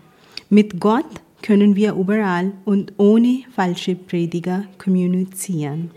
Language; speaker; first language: German; non-native, fluent; Punjabi